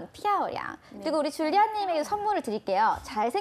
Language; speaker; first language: Korean; native; Korean